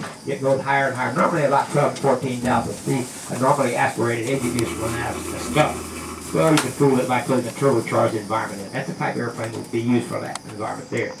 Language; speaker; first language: English; native; English